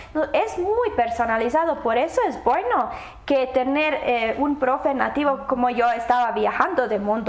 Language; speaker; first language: Spanish; non-native, learner; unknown